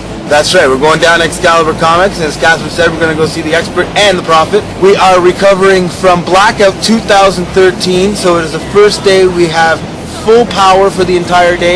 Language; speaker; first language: English; native; English